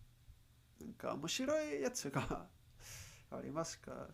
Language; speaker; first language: Japanese; non-native, learner; Spanish